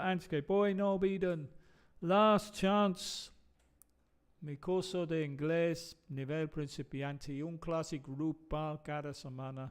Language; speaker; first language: Spanish; non-native, fluent; English